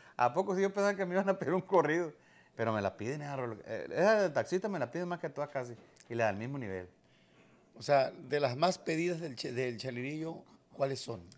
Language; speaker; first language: Spanish; native; Spanish